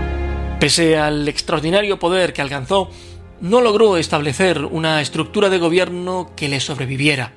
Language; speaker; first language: Spanish; native; Spanish